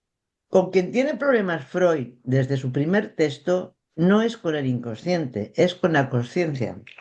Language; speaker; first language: Spanish; native; Spanish